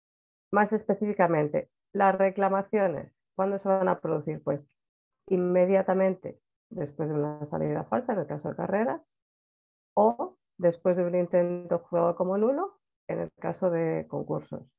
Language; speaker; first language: Spanish; native; Spanish